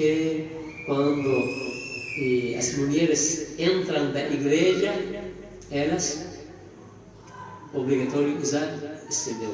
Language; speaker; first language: Portuguese; non-native, fluent; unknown